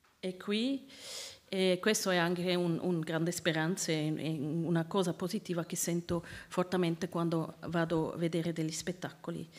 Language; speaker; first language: Italian; non-native, learner; Swiss German